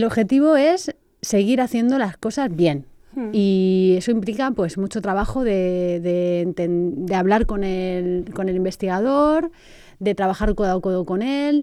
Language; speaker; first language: Spanish; native; Spanish